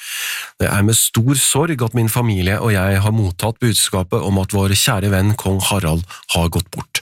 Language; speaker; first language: Norwegian; native; Norwegian